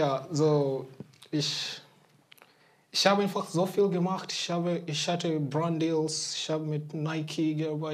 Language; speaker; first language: German; non-native, fluent; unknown